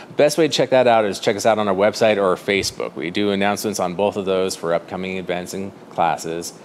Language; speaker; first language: English; native; English